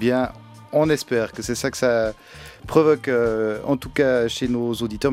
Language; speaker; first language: French; native; French